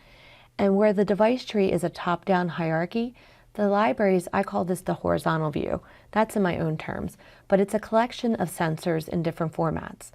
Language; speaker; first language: English; native; English